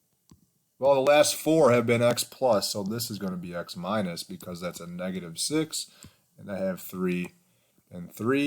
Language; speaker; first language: English; native; English